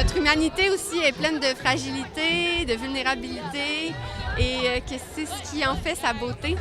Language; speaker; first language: French; native; French